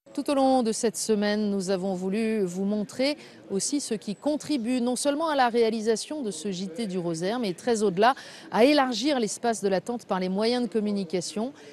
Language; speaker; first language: French; native; French